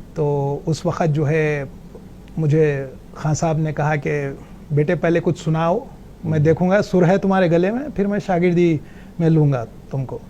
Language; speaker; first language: Hindi; non-native, local second language; Urdu